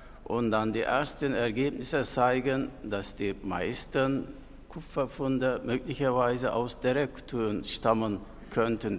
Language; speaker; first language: German; non-native, fluent; Turkish